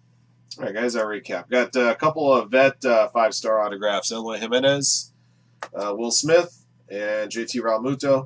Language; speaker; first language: English; native; English